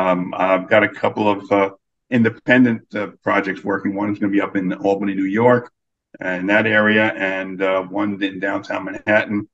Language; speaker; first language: English; native; English